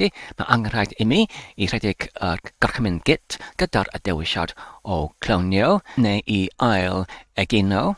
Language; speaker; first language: Welsh; non-native, learner; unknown